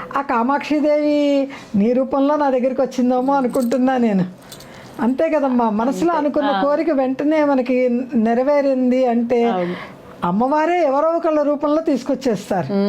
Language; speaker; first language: Telugu; native; Telugu